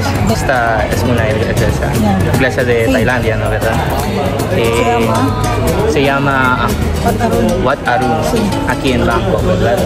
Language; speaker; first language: Spanish; non-native, learner; Filipino